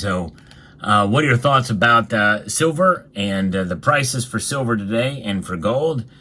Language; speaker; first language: English; native; English